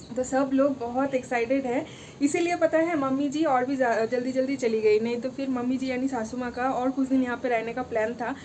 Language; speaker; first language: Hindi; non-native, local second language; Bangla